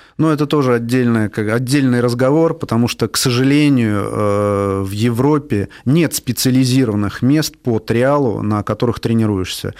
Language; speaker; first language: Russian; native; Russian